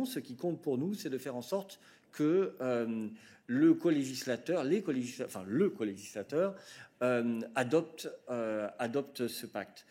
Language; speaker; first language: French; native; French